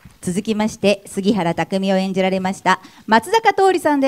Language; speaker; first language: Japanese; native; Japanese